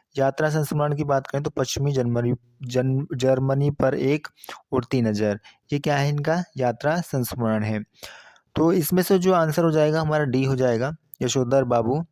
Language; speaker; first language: Hindi; native; Hindi